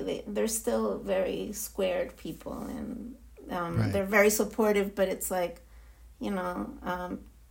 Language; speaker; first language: English; non-native, fluent; Spanish